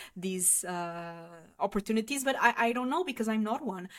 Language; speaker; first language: English; non-native, fluent; Portuguese